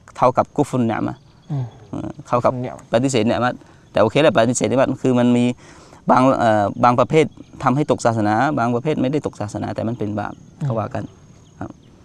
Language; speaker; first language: Thai; non-native, local second language; Malay